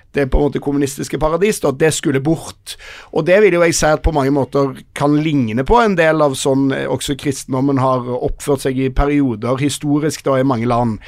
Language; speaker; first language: Norwegian; native; Norwegian